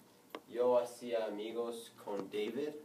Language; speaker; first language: Spanish; non-native, learner; English